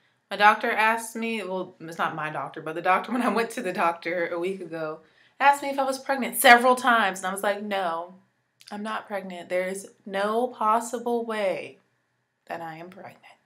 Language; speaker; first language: English; native; English